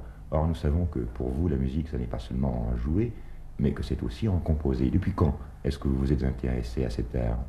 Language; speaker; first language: French; native; French